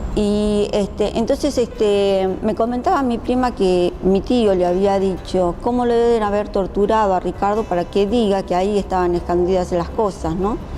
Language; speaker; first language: Spanish; early bilingual, other home language; Japanese